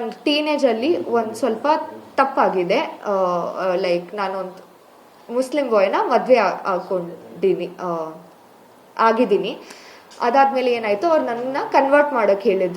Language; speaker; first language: Kannada; non-native, local second language; Kodava